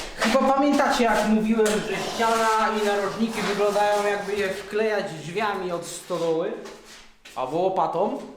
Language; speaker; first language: Polish; native; Polish